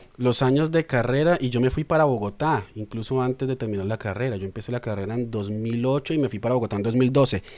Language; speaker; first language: Spanish; native; Spanish